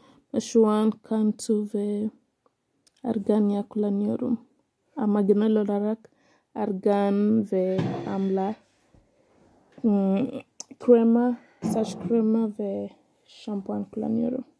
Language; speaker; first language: Turkish; non-native, learner; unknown